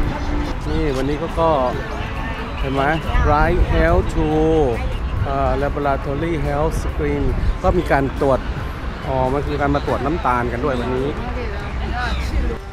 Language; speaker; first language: Thai; native; Thai